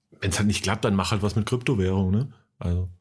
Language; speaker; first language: German; native; German